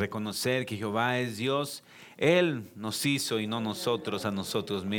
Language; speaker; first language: Spanish; native; Spanish